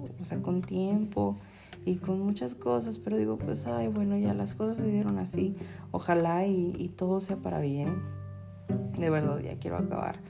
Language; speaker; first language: Spanish; native; Spanish